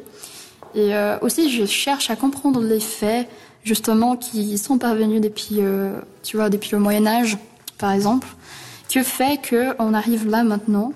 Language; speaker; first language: French; early bilingual, other home language; Portuguese